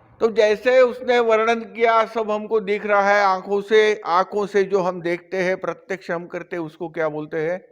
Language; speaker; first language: Hindi; non-native, local second language; Marathi